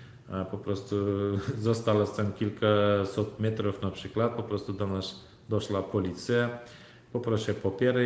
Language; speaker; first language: Polish; non-native, learner; Turkmen